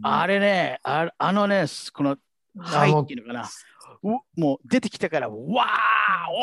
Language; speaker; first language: Japanese; native; Japanese